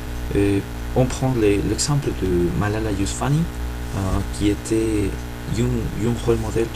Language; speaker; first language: French; non-native, fluent; Spanish